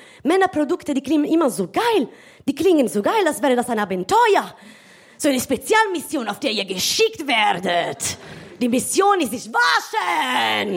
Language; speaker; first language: German; non-native, fluent; Italian